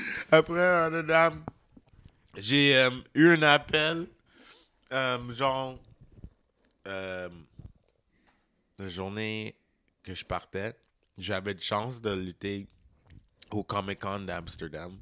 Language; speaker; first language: French; native; French